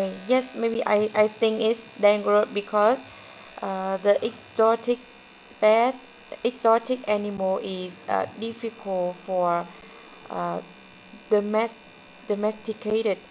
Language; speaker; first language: English; non-native, learner; Vietnamese